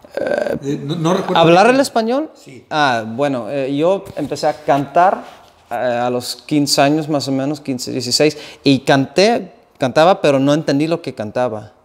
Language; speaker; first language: Spanish; non-native, fluent; Dutch